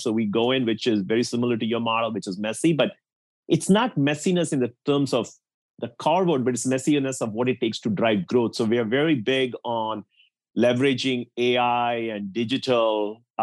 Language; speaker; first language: English; non-native, local second language; Tamil